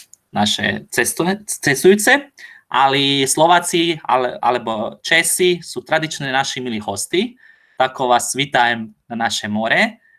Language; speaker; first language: Slovak; non-native, learner; Croatian